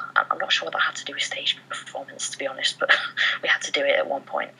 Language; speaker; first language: English; native; English